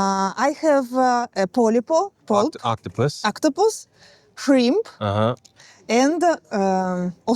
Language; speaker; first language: English; non-native, learner; Russian